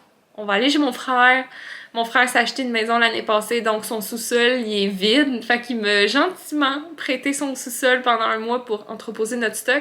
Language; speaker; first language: French; native; French